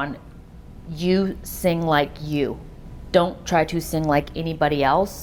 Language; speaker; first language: English; native; English